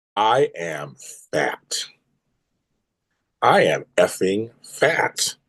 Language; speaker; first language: English; native; English